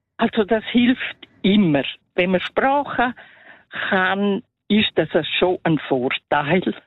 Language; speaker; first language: German; native; German